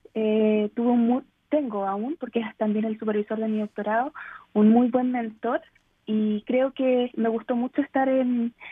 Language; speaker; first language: Spanish; native; Spanish